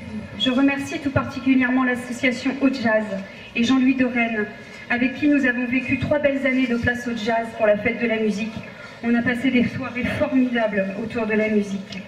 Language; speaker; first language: French; native; French